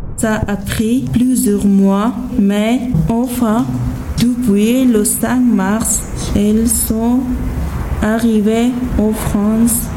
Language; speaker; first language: French; non-native, learner; Persian